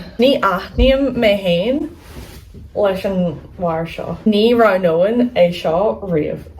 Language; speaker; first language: Irish; non-native, local second language; English